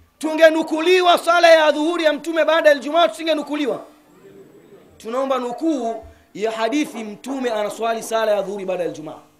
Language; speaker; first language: Swahili; native; Swahili